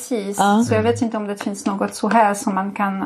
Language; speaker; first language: Swedish; non-native, fluent; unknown